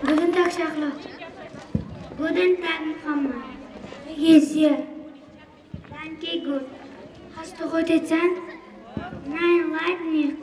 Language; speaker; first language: German; non-native, learner; Uzbek